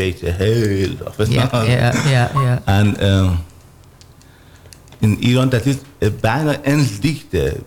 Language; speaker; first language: Dutch; non-native, learner; Persian